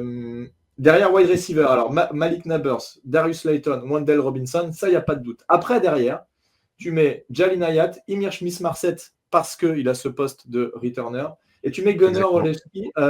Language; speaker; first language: French; native; French